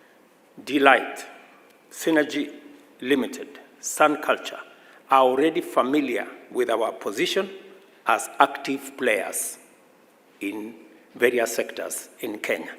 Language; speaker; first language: English; non-native, local second language; Swahili